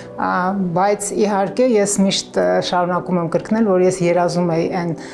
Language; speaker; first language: Armenian; native; Armenian